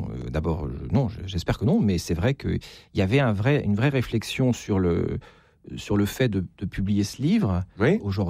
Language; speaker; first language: French; native; French